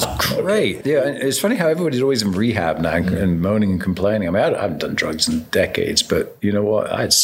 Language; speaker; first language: English; native; English